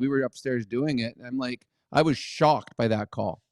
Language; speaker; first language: English; native; English